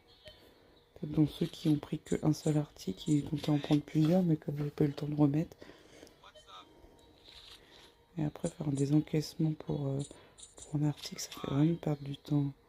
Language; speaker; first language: French; native; French